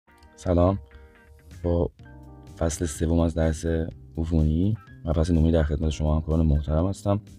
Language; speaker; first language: Persian; native; Persian